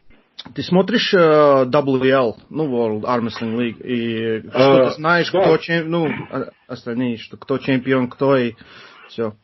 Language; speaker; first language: Russian; non-native, fluent; Turkish